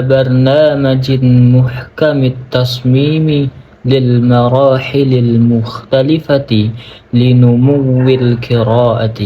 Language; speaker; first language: Arabic; non-native, learner; Indonesian